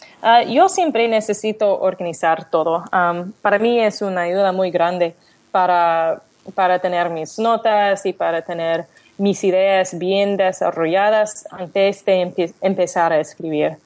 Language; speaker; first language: Spanish; non-native, learner; English